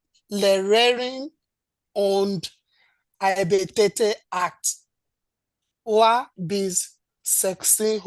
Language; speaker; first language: German; non-native, learner; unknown